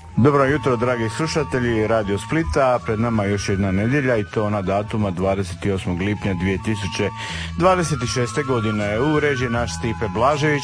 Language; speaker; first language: Serbian; native; Serbian